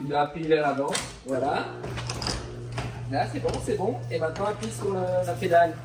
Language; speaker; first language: French; native; French